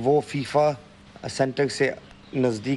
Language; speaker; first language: Hindi; early bilingual, heritage; Hindi